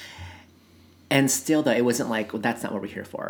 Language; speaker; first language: English; native; English